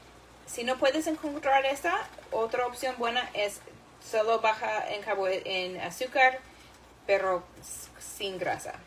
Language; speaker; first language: Spanish; non-native, learner; English